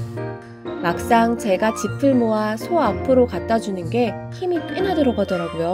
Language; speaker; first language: Korean; native; Korean